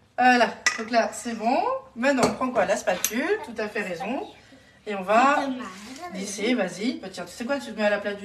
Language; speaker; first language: French; native; French